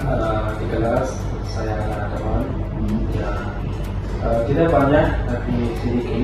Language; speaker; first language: Indonesian; non-native, learner; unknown